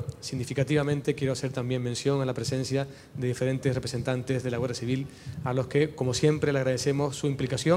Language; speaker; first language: Spanish; native; Spanish